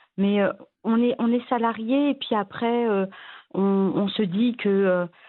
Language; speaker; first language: French; early bilingual, other home language; Arabic